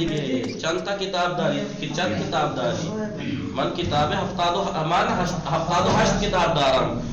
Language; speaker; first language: Persian; non-native, fluent; Urdu